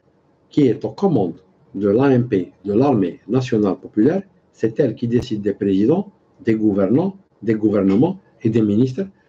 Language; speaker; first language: French; non-native, local second language; Arabic